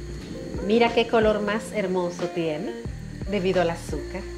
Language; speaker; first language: Spanish; native; Spanish